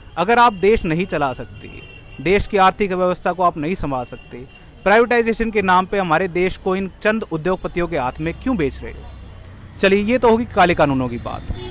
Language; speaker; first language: Hindi; native; Hindi